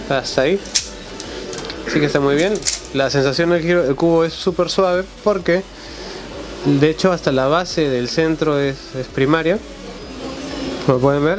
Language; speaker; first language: Spanish; native; Spanish